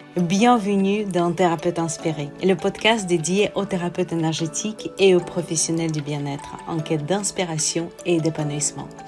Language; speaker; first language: French; non-native, fluent; Russian